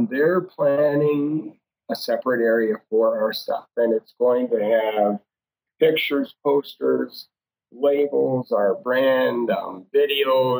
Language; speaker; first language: English; native; English